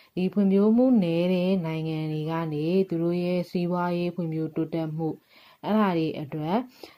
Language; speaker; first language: Burmese; native; Burmese